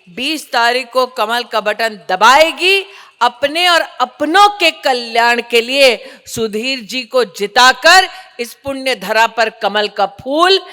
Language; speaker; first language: Hindi; native; Hindi